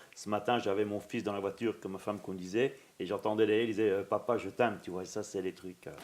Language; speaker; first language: French; native; French